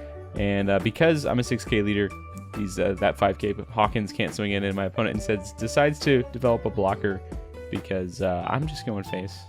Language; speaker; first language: English; native; English